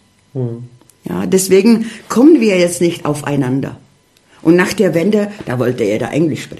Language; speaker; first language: German; early bilingual, heritage; Czech